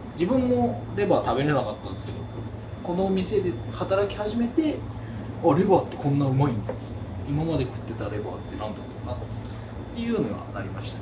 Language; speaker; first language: Japanese; native; Japanese